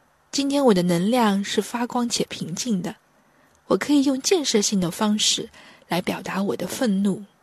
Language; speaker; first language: Chinese; native; Chinese